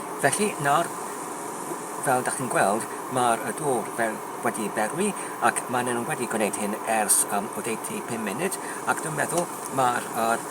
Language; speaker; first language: Welsh; non-native, learner; English